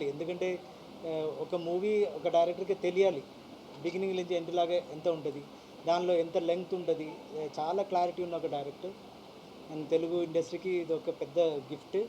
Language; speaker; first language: Telugu; non-native, learner; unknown